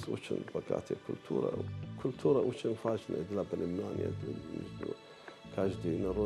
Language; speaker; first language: Russian; non-native, learner; Arabic